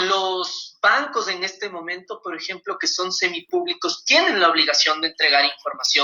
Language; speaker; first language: Spanish; native; Spanish